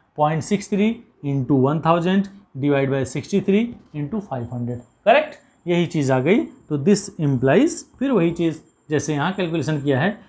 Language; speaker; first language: Hindi; native; Hindi